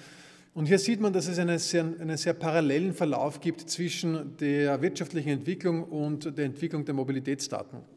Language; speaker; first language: German; native; German